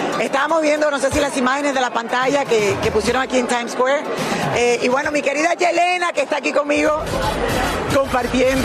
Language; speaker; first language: Spanish; native; Spanish